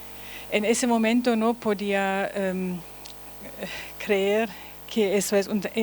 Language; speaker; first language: Spanish; non-native, learner; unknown